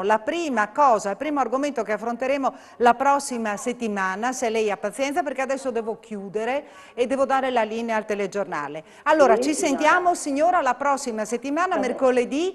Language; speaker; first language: Italian; native; Italian